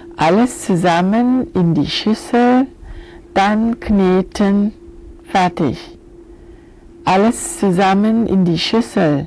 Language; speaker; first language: German; non-native, fluent; Thai